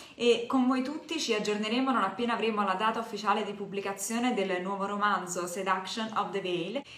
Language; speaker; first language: Italian; native; Italian